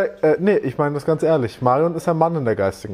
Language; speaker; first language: German; native; German